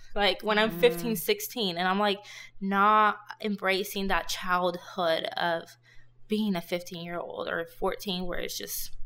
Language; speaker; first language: English; non-native, fluent; Spanish